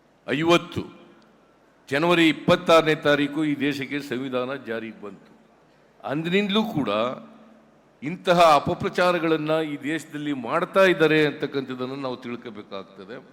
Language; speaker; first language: Kannada; native; Kannada